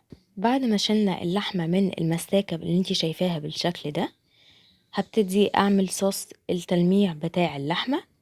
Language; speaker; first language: Arabic; native; Arabic